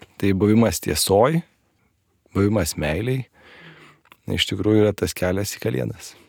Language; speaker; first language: Lithuanian; native; Lithuanian